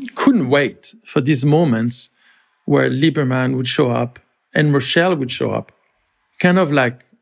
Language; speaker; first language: English; non-native, fluent; French